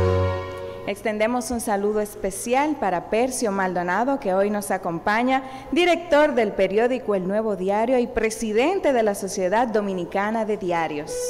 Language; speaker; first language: Spanish; native; Spanish